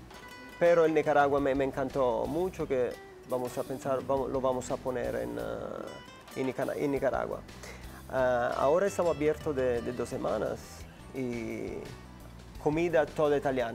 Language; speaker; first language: Spanish; non-native, learner; Italian